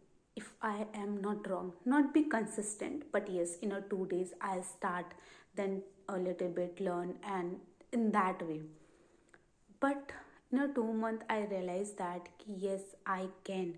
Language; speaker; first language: English; non-native, learner; Hindi